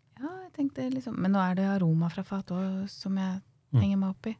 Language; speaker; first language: Norwegian; native; Norwegian